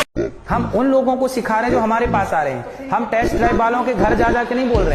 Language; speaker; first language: Hindi; native; Hindi